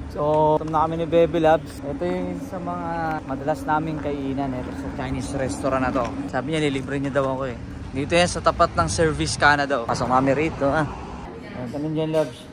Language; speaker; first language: Filipino; native; Filipino